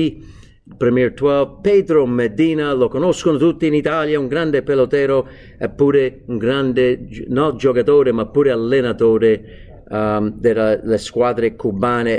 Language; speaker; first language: Italian; non-native, fluent; English